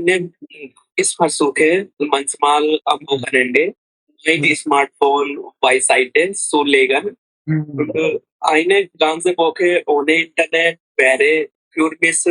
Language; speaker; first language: German; non-native, learner; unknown